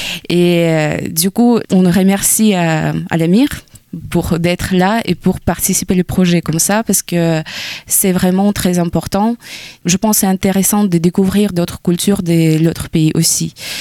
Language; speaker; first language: French; non-native, fluent; Ukrainian